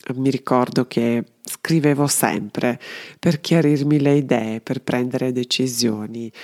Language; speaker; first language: Italian; non-native, fluent; Serbian